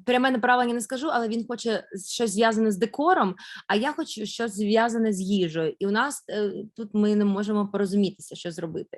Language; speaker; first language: Ukrainian; non-native, local second language; Russian